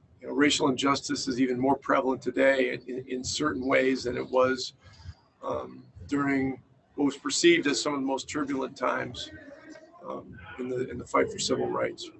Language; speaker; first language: English; native; English